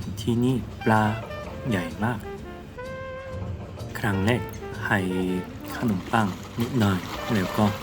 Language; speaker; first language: Thai; non-native, learner; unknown